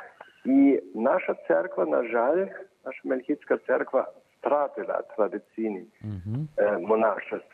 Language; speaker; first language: Ukrainian; early bilingual, heritage; Ukrainian